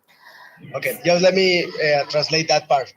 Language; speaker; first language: English; non-native, fluent; Spanish